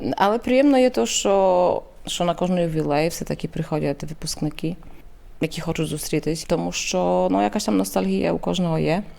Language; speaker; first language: Ukrainian; early bilingual, heritage; Ukrainian